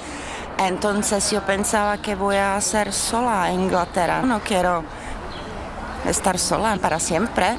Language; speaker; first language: Spanish; non-native, learner; Czech